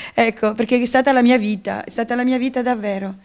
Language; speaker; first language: Italian; native; Italian